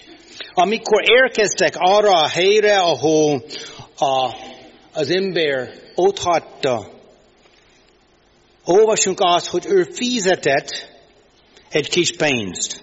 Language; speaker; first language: Hungarian; non-native, fluent; English